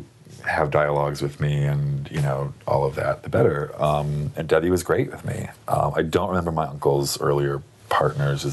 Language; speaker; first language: English; native; English